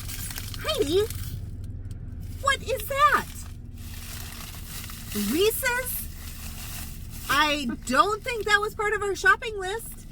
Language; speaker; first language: English; native; English